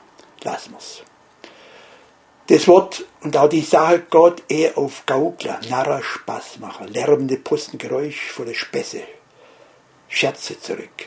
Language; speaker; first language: German; native; German